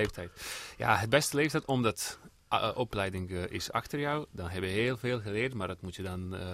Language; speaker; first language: Dutch; non-native, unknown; Serbian